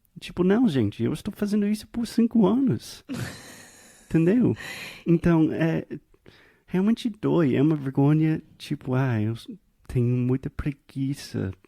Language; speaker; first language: Portuguese; non-native, fluent; English